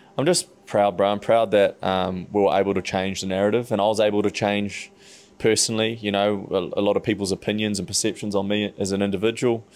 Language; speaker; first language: English; native; English